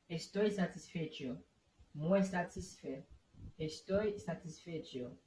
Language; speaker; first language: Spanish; non-native, fluent; Haitian Creole